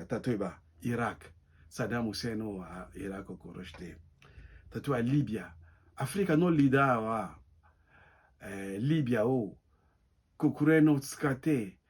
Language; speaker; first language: Japanese; non-native, learner; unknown